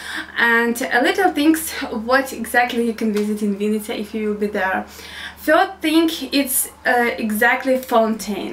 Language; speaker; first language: English; non-native, learner; Ukrainian